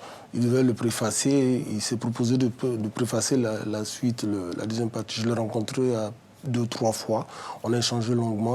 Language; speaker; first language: French; native; French